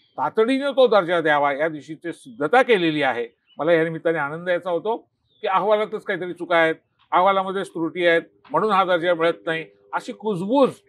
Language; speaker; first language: Marathi; native; Marathi